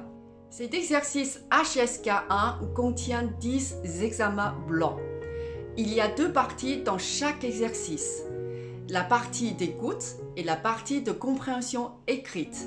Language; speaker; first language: French; non-native, fluent; Chinese